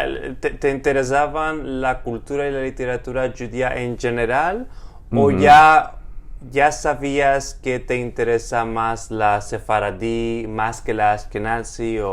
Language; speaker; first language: Spanish; non-native, fluent; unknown